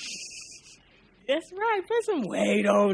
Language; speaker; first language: English; native; English